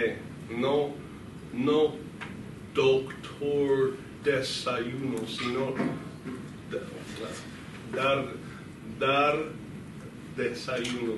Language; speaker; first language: Spanish; non-native, fluent; English